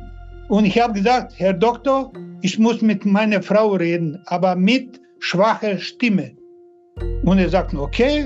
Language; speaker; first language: German; non-native, learner; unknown